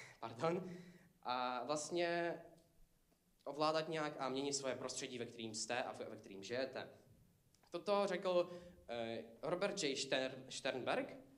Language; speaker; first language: Czech; non-native, fluent; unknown